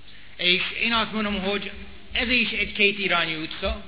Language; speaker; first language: Hungarian; non-native, fluent; English